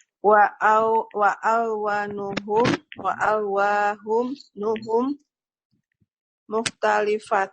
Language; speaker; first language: Arabic; non-native, learner; Indonesian